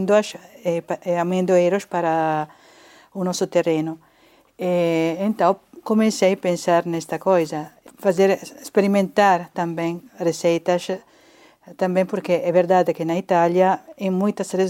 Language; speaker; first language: Portuguese; non-native, fluent; Italian